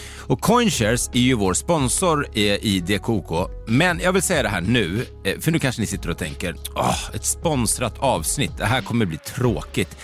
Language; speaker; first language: Swedish; native; Swedish